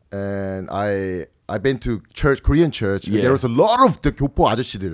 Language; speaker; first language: English; early bilingual, other home language; Korean